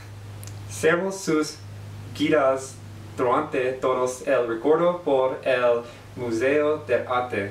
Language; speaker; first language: Spanish; non-native, learner; English